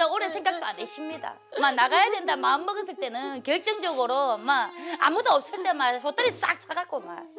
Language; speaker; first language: Korean; native; Korean